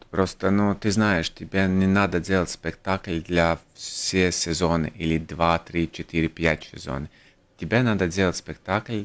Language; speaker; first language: Russian; non-native, local second language; Latvian